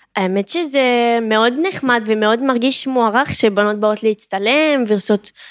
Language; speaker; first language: Hebrew; native; Hebrew